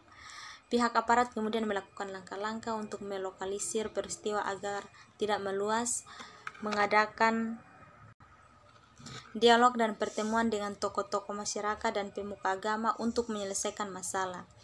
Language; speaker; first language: Indonesian; native; Indonesian